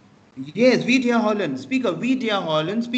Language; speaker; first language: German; non-native, fluent; Hindi